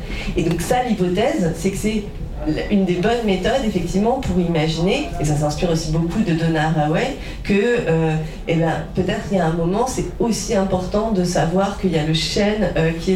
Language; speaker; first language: French; native; French